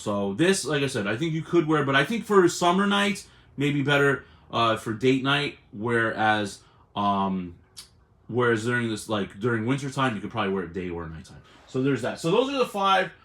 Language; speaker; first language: English; native; English